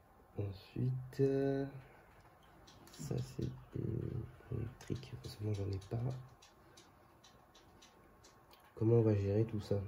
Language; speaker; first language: French; native; French